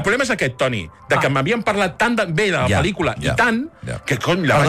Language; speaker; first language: Catalan; native; Catalan